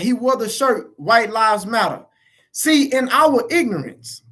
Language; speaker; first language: English; native; English